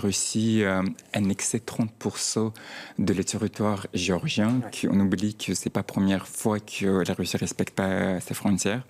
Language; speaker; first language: French; non-native, fluent; Chechen